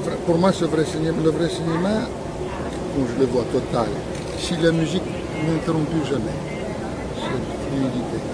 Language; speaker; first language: French; non-native, fluent; Russian